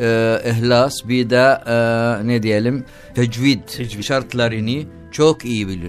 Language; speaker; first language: Turkish; non-native, learner; Arabic